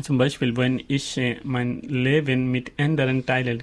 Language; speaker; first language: German; non-native, learner; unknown